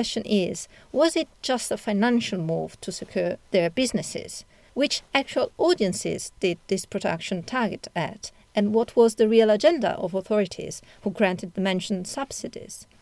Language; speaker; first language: English; non-native, fluent; Italian